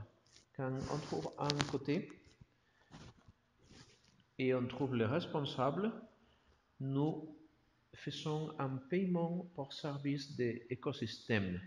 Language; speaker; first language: French; non-native, learner; Spanish